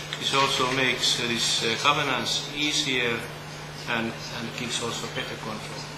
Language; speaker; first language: English; non-native, fluent; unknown